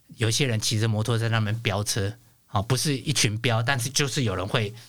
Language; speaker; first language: Chinese; non-native, local second language; Hakka Chinese